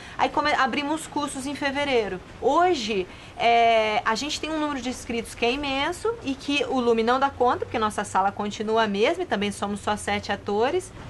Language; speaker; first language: Portuguese; native; Portuguese